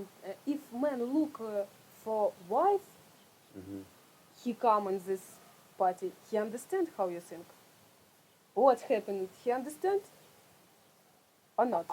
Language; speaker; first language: English; non-native, learner; Russian